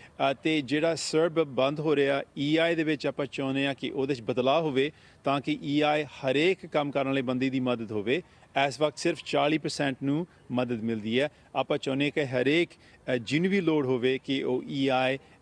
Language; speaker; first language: Punjabi; early bilingual, heritage; Punjabi